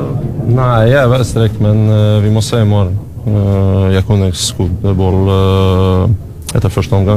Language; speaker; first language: Norwegian; non-native, learner; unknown